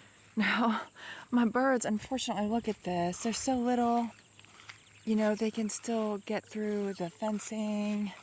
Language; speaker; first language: English; native; English